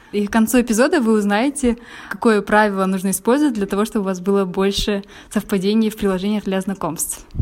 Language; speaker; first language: Russian; native; Russian